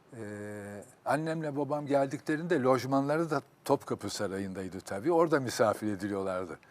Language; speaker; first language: Turkish; native; Turkish